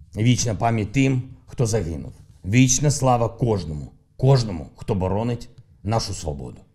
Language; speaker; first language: Ukrainian; non-native, local second language; Russian